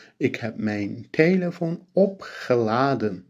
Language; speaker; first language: Dutch; non-native, fluent; Turkish